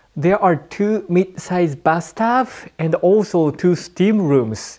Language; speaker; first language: English; non-native, fluent; Japanese